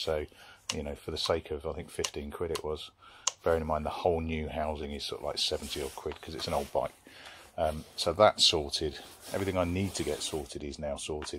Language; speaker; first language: English; native; English